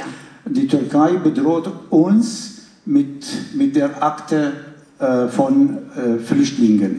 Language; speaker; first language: German; non-native, fluent; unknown